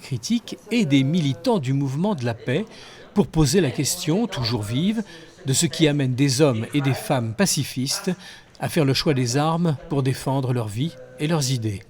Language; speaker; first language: French; native; French